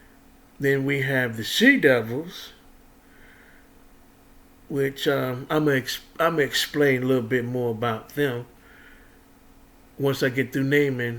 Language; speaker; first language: English; native; English